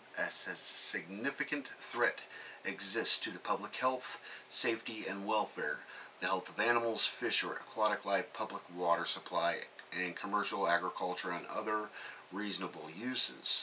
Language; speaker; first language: English; native; English